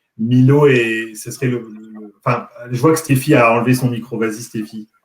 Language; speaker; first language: French; native; French